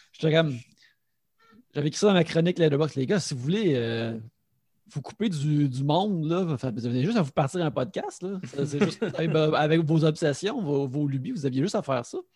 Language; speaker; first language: French; native; French